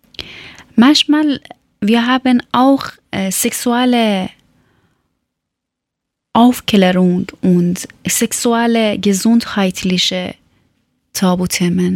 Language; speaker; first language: German; non-native, learner; Persian